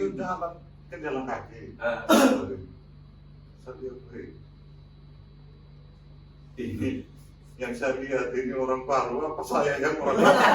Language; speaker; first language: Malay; non-native, local second language; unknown